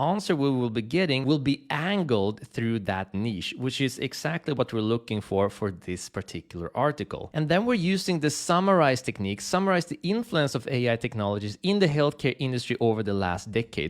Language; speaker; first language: English; native; English